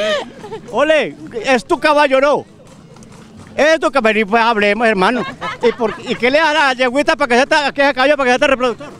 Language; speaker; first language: Spanish; native; Spanish